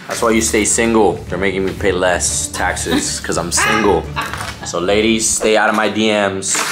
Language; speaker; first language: English; early bilingual, other home language; Spanish